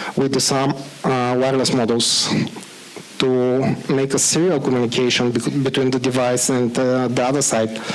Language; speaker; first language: English; non-native, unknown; Bulgarian